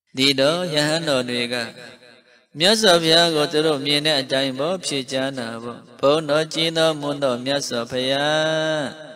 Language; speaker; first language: Burmese; non-native, local second language; Mon